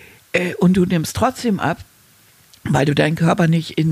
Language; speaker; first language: German; native; German